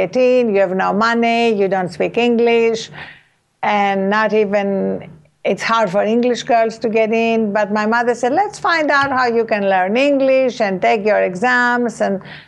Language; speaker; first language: English; non-native, fluent; Greek